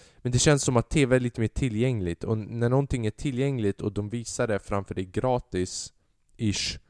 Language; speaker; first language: Swedish; early bilingual, other home language; Albanian